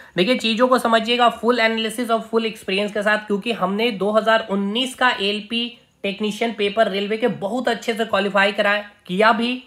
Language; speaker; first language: Hindi; native; Hindi